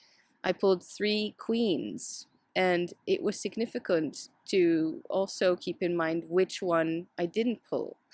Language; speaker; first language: English; non-native, fluent; Dutch